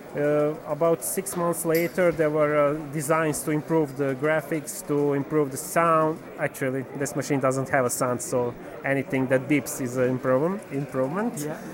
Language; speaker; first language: English; non-native, fluent; Serbian